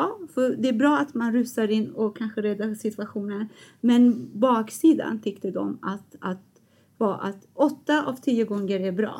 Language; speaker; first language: Swedish; non-native, fluent; Persian